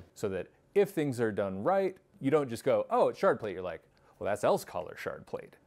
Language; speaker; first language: English; native; English